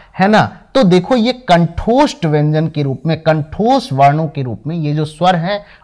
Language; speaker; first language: Hindi; native; Hindi